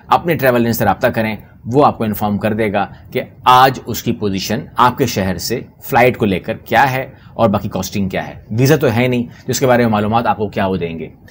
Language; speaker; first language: Urdu; non-native, local second language; Punjabi